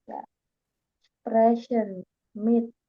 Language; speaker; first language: German; non-native, learner; Indonesian